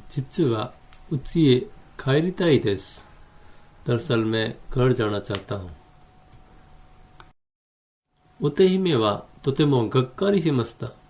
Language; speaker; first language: Japanese; non-native, fluent; Hindi